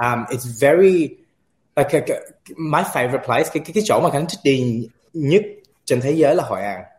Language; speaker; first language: Vietnamese; early bilingual, heritage; Vietnamese